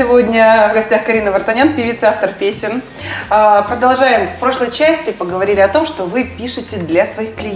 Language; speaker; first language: Russian; native; Russian